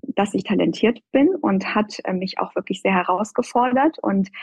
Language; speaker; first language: German; non-native, fluent; Persian